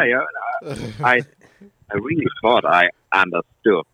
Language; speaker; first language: English; non-native, fluent; German